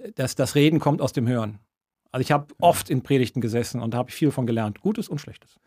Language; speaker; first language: German; native; German